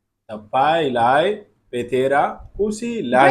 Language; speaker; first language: Nepali; non-native, learner; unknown